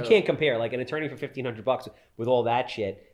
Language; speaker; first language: English; native; English